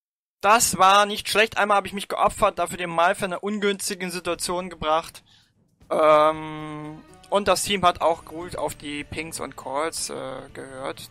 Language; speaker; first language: German; native; German